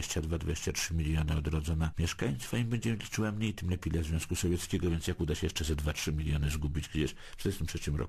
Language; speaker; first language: Polish; native; Polish